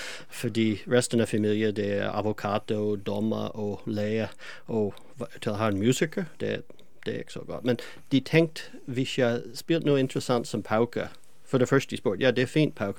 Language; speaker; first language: Norwegian; non-native, fluent; English